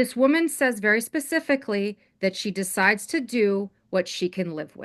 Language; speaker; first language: English; native; English